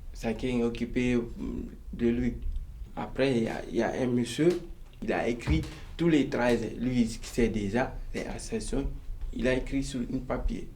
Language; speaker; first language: French; non-native, local second language; Fula